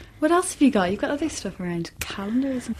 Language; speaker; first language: English; native; English